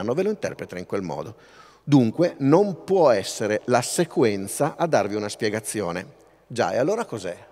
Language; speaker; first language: Italian; native; Italian